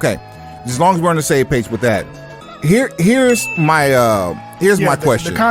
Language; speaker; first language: English; native; English